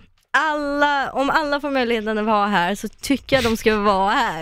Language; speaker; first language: Swedish; non-native, fluent; Russian